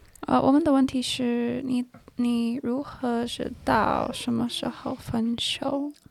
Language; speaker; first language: Chinese; non-native, learner; English